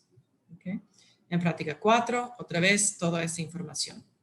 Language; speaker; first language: Spanish; non-native, fluent; English